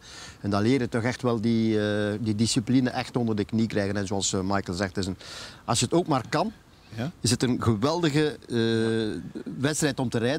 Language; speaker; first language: Dutch; native; Dutch